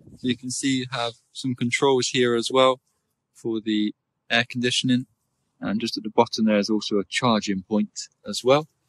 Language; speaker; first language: English; native; English